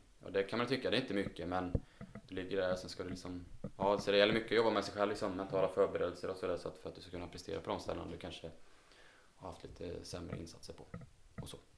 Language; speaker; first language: Swedish; native; Swedish